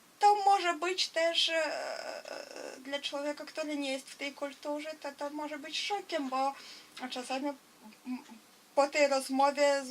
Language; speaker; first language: Polish; non-native, fluent; Russian